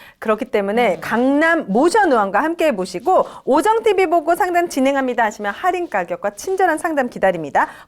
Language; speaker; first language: Korean; native; Korean